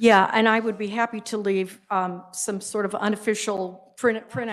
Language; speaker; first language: English; native; English